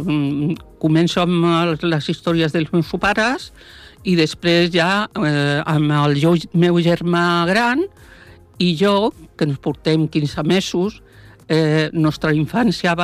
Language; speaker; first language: Catalan; non-native, local second language; Spanish